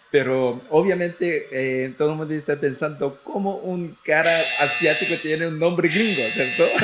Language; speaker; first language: Spanish; non-native, fluent; Korean